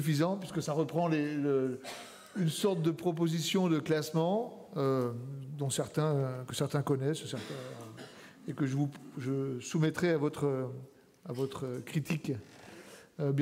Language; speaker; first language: French; native; French